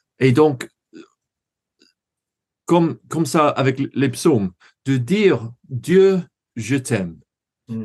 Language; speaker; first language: French; non-native, learner; English